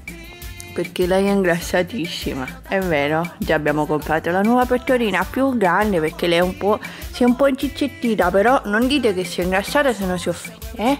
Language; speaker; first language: Italian; native; Italian